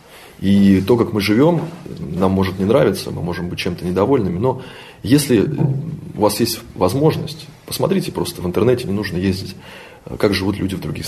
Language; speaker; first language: Russian; native; Russian